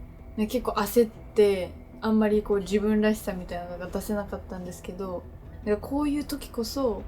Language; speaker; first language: Japanese; native; Japanese